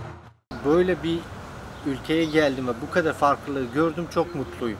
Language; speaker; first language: Turkish; non-native, fluent; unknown